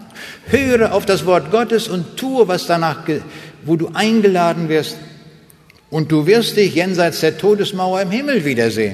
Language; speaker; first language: German; native; German